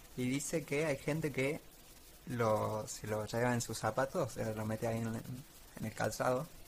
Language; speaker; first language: Spanish; native; Spanish